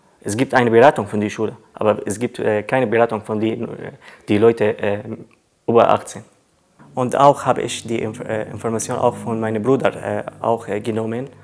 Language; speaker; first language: German; non-native, learner; Arabic